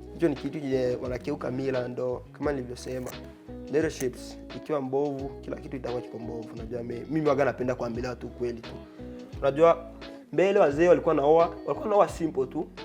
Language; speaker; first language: Swahili; non-native, local second language; Bembe